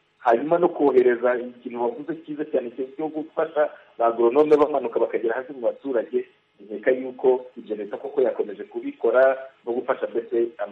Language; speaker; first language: Kinyarwanda; native; Kinyarwanda